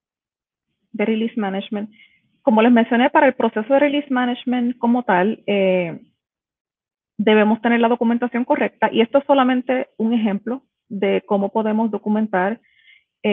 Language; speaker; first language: Spanish; native; Spanish